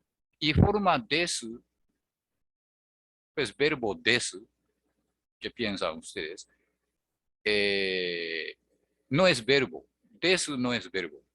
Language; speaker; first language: Spanish; non-native, fluent; Japanese